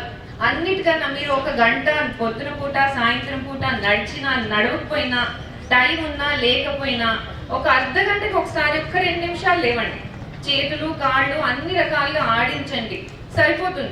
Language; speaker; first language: Telugu; native; Telugu